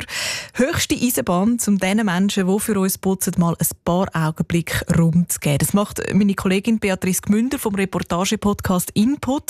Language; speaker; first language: German; native; German